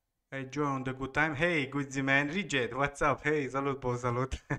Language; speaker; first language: English; non-native, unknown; Italian